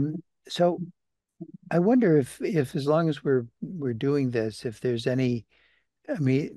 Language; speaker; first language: English; native; English